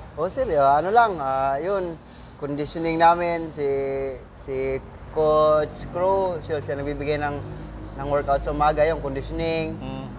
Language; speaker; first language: Filipino; native; Filipino